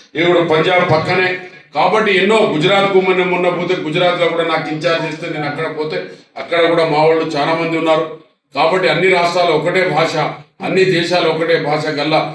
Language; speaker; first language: Telugu; non-native, local second language; Lambadi